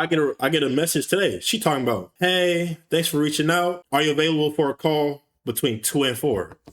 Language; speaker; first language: English; native; English